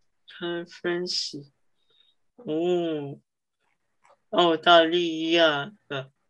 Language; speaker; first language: Chinese; early bilingual, heritage; Cantonese